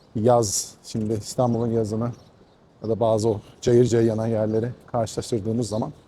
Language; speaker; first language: Turkish; non-native, fluent; Persian